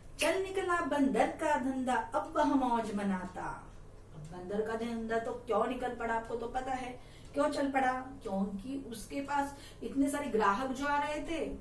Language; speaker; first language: Hindi; non-native, local second language; Marathi